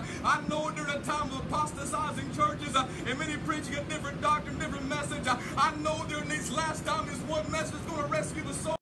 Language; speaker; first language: English; native; English